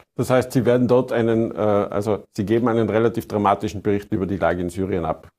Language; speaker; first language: German; native; German